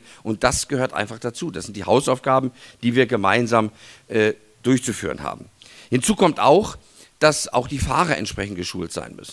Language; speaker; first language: German; native; German